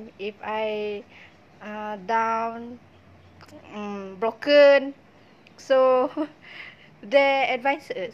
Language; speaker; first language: English; non-native, local second language; Malay